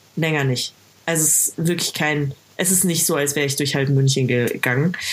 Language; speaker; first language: German; native; German